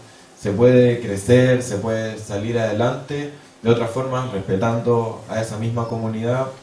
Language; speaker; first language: Spanish; native; Spanish